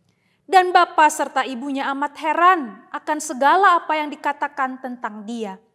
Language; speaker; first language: Indonesian; native; Indonesian